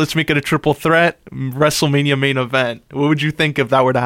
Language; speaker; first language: English; native; English